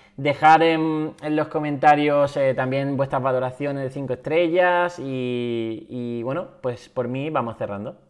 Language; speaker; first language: Spanish; native; Spanish